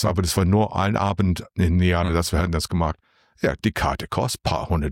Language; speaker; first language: German; non-native, learner; English